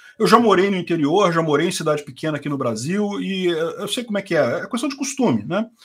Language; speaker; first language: Portuguese; native; Portuguese